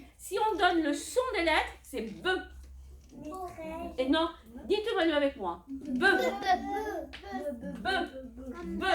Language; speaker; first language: French; native; French